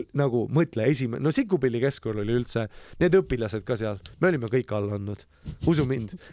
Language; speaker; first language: Estonian; native; Estonian